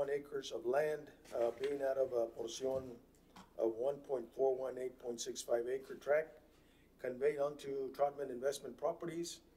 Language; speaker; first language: English; early bilingual, other home language; Spanish